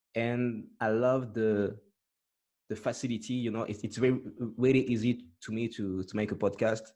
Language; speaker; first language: English; non-native, fluent; French